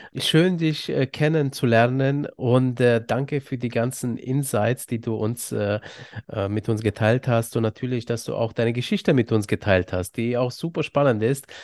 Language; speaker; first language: German; native; German